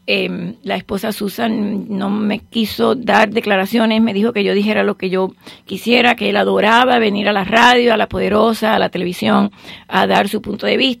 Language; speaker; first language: Spanish; native; Spanish